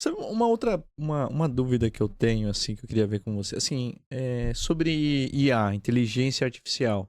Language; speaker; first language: Portuguese; native; Portuguese